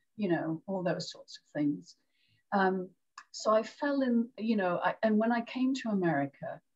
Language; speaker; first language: English; native; English